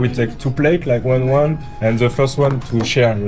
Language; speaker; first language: English; non-native, learner; French